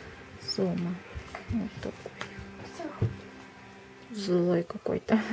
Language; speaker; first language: Russian; native; Russian